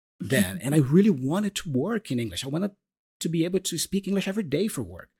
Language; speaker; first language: English; non-native, fluent; Portuguese